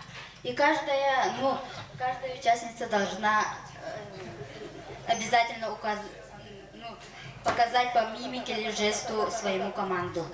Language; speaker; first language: Russian; non-native, local second language; Yakut